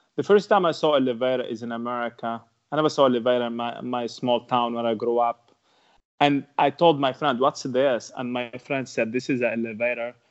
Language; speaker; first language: English; non-native, learner; Arabic